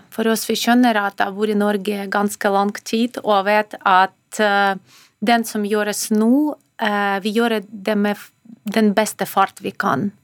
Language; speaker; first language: Norwegian; non-native, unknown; Ukrainian